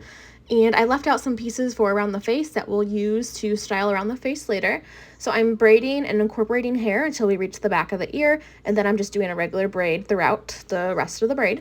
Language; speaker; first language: English; native; English